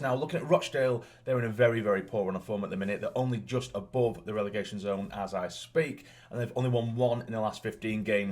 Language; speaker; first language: English; native; English